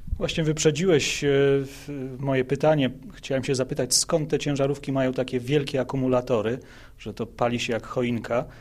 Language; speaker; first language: Polish; native; Polish